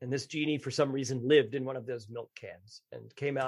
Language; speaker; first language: English; native; English